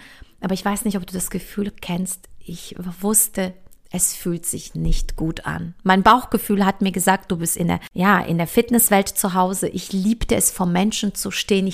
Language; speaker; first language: German; early bilingual, other home language; Polish